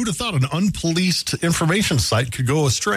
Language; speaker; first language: English; native; English